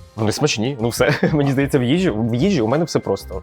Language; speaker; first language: Ukrainian; native; Ukrainian